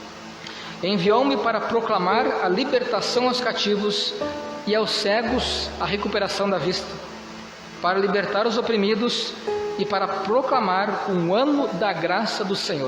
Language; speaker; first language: Portuguese; native; Portuguese